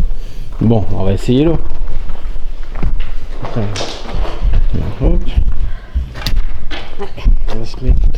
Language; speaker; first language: French; native; French